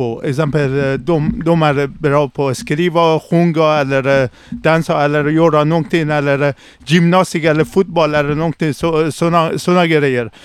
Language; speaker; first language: Swedish; non-native, learner; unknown